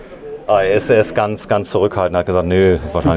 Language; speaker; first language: German; native; German